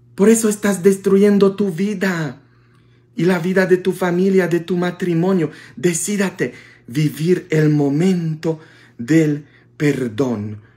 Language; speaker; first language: Spanish; non-native, fluent; Polish